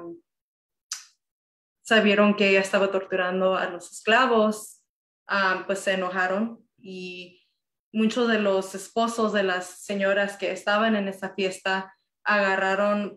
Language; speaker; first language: Spanish; early bilingual, heritage; Spanish